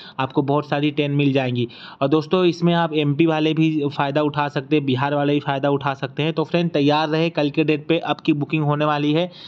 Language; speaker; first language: Hindi; native; Hindi